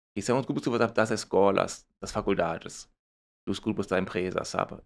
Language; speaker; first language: Portuguese; non-native, fluent; German